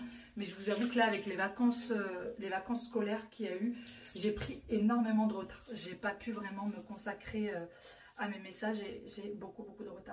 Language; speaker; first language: French; native; French